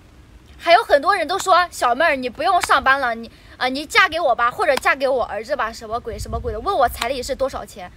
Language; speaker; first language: Chinese; native; Chinese